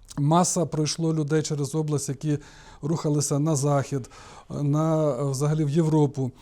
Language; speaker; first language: Ukrainian; native; Ukrainian